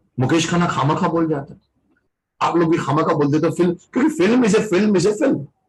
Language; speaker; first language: Hindi; native; Hindi